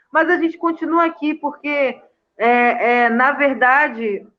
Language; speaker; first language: Portuguese; native; Portuguese